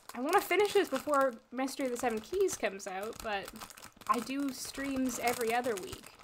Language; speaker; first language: English; native; English